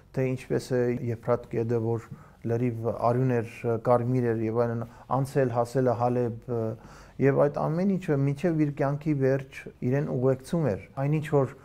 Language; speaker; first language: Armenian; early bilingual, heritage; Armenian